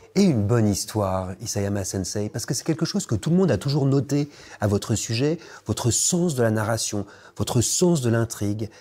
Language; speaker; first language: French; native; French